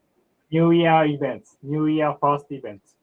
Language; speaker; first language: English; non-native, learner; Japanese